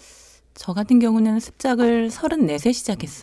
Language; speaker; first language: Korean; native; Korean